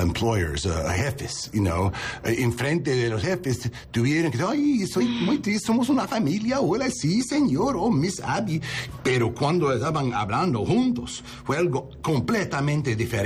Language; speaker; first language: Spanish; non-native, learner; English